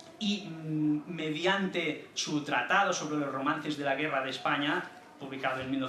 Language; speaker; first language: Spanish; native; Spanish